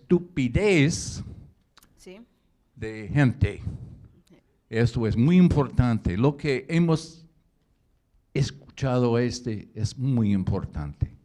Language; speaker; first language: Spanish; non-native, learner; English